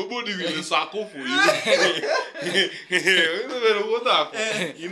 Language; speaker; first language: English; non-native, learner; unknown